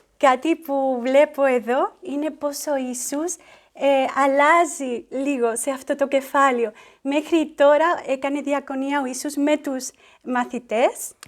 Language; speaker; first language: Greek; non-native, fluent; Spanish